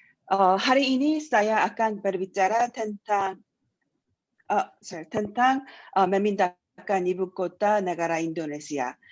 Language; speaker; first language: Indonesian; non-native, learner; Korean